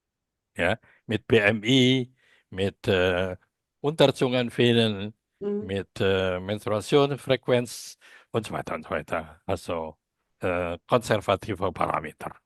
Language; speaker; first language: German; non-native, fluent; Indonesian